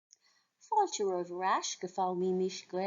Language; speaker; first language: Irish; non-native, local second language; English